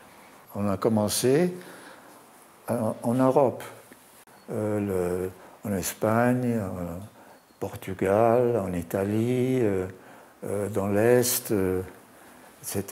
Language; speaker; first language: French; non-native, fluent; German